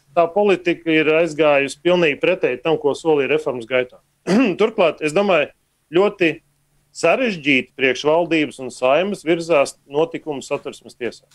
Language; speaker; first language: Latvian; native; Latvian